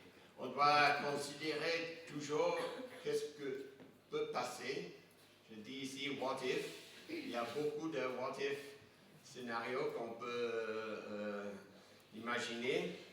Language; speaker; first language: French; non-native, fluent; English